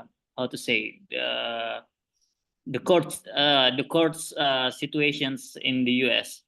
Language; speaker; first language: English; non-native, learner; Indonesian